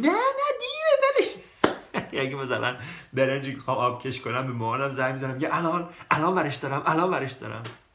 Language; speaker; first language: Persian; early bilingual, heritage; Persian